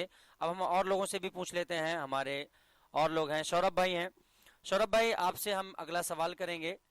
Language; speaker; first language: Hindi; native; Hindi